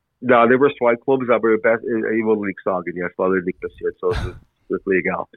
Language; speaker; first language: German; non-native, learner; English